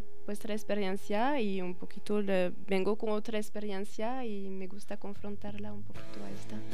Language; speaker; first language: Spanish; non-native, fluent; French